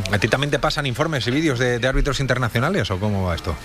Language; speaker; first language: Spanish; native; Spanish